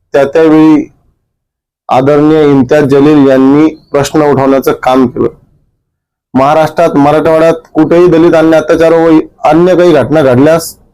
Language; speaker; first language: Marathi; native; Marathi